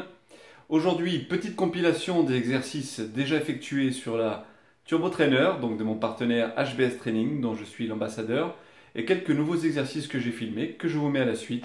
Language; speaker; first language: French; native; French